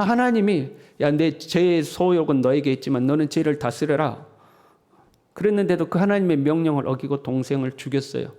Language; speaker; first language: Korean; native; Korean